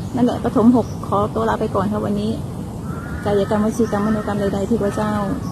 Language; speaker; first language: Thai; non-native, local second language; Northern Khmer